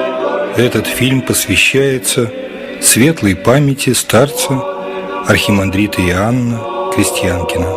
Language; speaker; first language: Russian; native; Russian